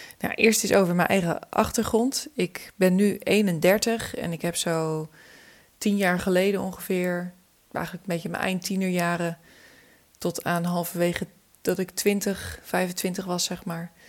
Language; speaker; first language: Dutch; native; Dutch